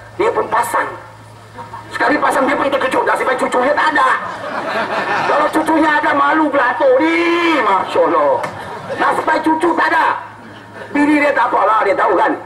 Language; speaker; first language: Malay; non-native, local second language; Chinese